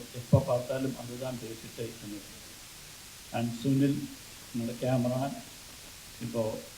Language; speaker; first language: Tamil; non-native, learner; Malayalam